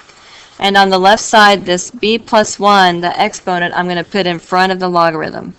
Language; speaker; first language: English; native; English